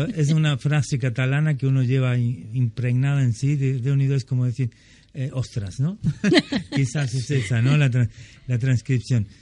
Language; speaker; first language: Spanish; non-native, fluent; German